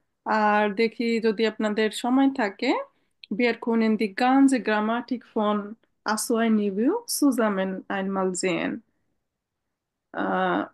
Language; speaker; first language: German; non-native, fluent; Bangla